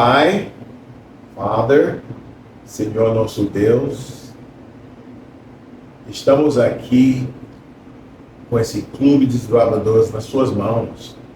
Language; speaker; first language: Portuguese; non-native, fluent; English